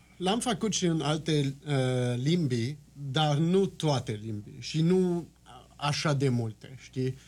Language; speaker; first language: Romanian; non-native, fluent; French